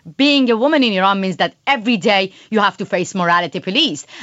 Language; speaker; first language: English; non-native, fluent; Persian